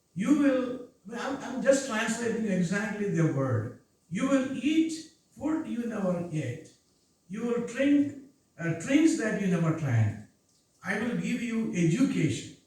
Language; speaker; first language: English; non-native, local second language; Malayalam